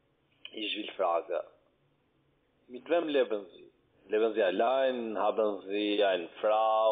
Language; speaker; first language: German; non-native, learner; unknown